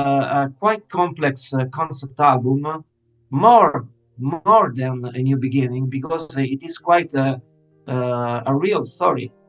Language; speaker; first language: English; non-native, fluent; Italian